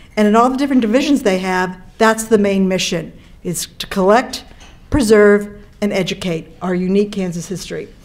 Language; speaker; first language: English; native; English